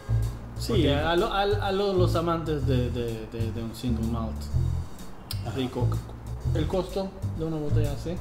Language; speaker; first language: Spanish; non-native, fluent; English